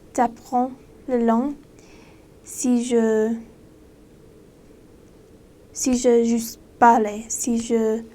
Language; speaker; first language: French; non-native, learner; English